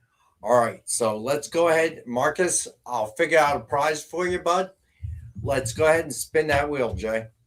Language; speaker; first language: English; native; English